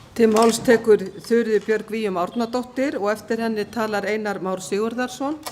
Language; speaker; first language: Icelandic; native; Icelandic